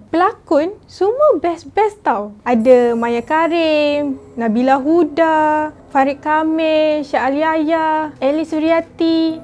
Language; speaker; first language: Malay; native; Malay